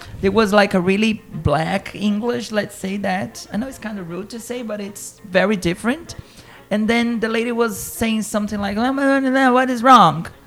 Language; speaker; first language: English; non-native, fluent; Portuguese